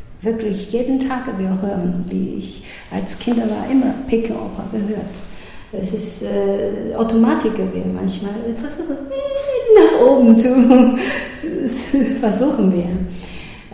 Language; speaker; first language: German; non-native, learner; Chinese